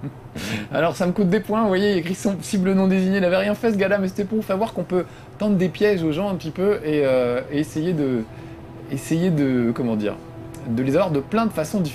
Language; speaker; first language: French; native; French